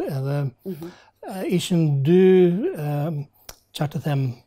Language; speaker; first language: Albanian; non-native, fluent; English